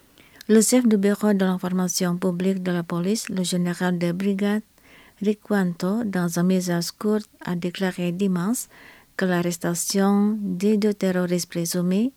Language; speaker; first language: French; non-native, fluent; Indonesian